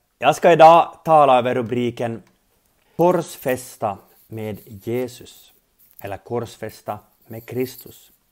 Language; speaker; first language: Swedish; native; Swedish